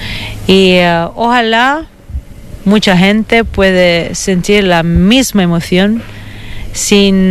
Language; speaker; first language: Spanish; non-native, fluent; Italian